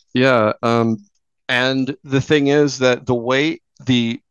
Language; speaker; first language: English; native; English